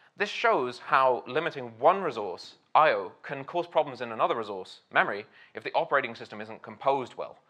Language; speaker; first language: English; native; English